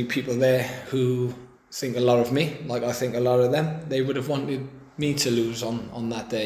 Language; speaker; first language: English; native; English